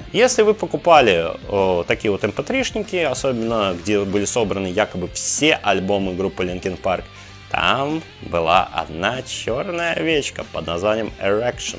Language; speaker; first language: Russian; native; Russian